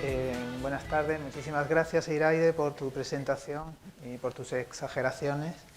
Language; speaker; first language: Spanish; native; Spanish